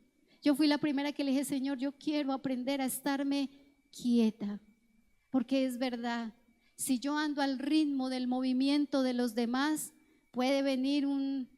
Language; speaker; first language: Spanish; native; Spanish